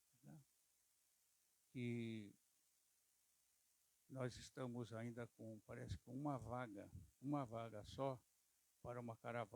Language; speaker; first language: Portuguese; native; Portuguese